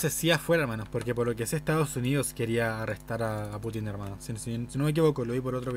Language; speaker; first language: Spanish; native; Spanish